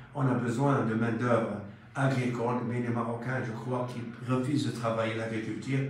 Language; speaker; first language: French; non-native, local second language; Arabic